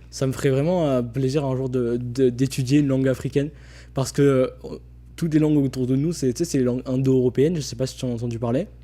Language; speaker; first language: French; native; French